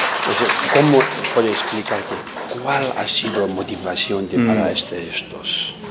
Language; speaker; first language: Spanish; non-native, learner; Tibetan